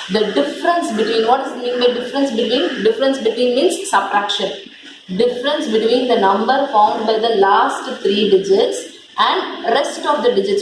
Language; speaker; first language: English; non-native, local second language; Tamil